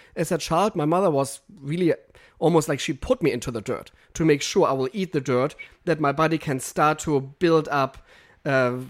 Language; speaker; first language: English; non-native, fluent; German